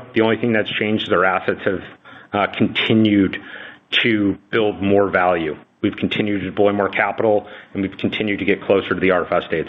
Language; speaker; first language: English; native; English